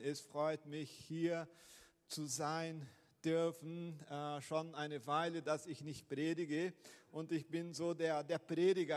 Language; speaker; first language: German; non-native, fluent; Portuguese